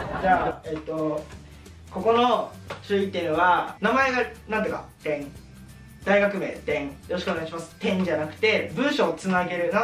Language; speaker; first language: Japanese; native; Japanese